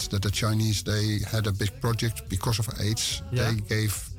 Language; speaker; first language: English; non-native, fluent; Dutch